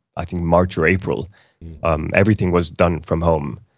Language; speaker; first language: English; non-native, fluent; Icelandic